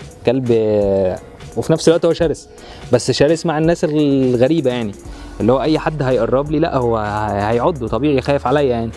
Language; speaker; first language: Arabic; native; Arabic